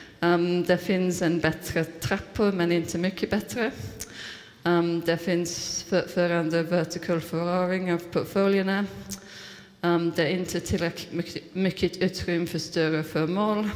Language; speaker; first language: Swedish; non-native, fluent; English